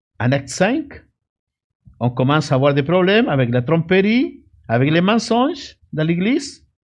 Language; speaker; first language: French; non-native, fluent; Spanish